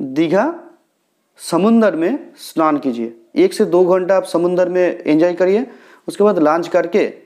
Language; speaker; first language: Hindi; non-native, local second language; Bangla